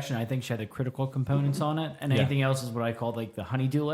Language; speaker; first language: English; native; English